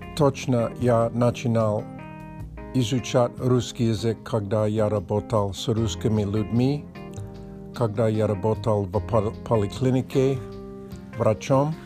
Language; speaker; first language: Russian; non-native, learner; English